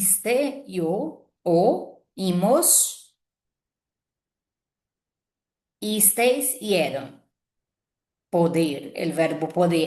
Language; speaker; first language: Spanish; non-native, fluent; Portuguese